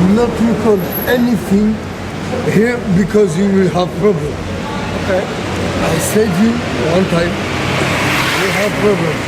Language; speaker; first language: English; non-native, learner; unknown